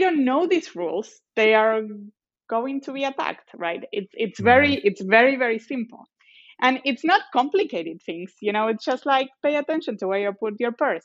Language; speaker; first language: English; non-native, fluent; Spanish